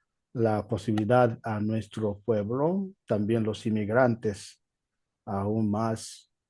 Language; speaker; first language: Spanish; non-native, learner; Igbo